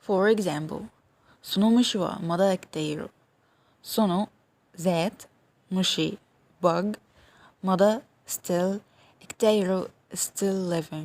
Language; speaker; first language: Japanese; non-native, fluent; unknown